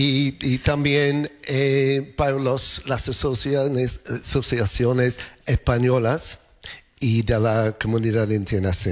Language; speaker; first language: Spanish; non-native, learner; English